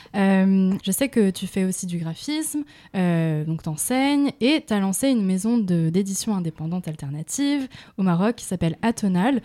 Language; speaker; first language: French; native; French